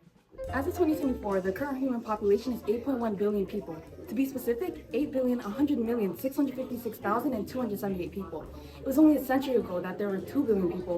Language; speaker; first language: English; native; English